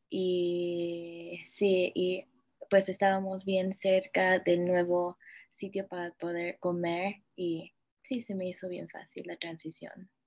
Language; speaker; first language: Spanish; early bilingual, heritage; Spanish